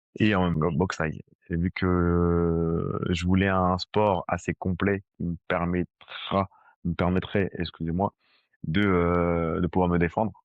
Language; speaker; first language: French; early bilingual, other home language; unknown